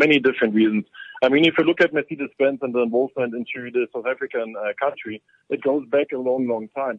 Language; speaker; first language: English; non-native, fluent; German